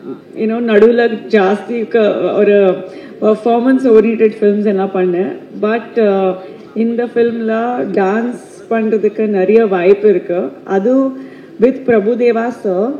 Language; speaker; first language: Tamil; non-native, fluent; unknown